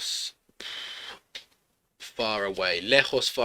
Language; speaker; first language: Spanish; non-native, learner; English